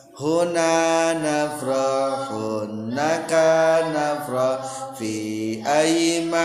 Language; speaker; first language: Arabic; non-native, fluent; Indonesian